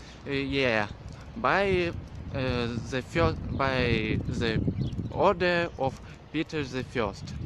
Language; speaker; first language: English; non-native, learner; Russian